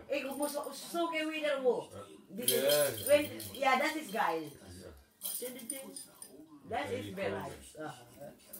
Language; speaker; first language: German; non-native, learner; Filipino